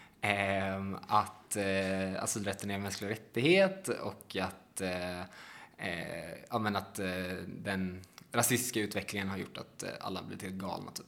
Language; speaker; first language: Swedish; native; Swedish